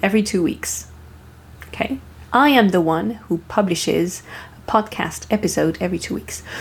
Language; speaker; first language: English; non-native, fluent; French